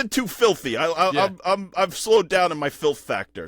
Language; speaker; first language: English; native; English